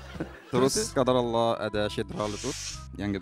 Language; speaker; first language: Indonesian; non-native, fluent; Arabic